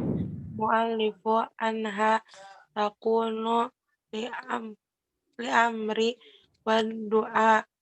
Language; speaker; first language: Arabic; non-native, learner; Indonesian